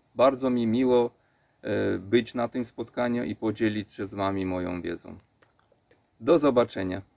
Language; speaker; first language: Polish; non-native, fluent; Armenian